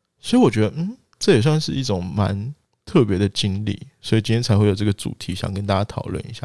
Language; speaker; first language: Chinese; non-native, local second language; Wu Chinese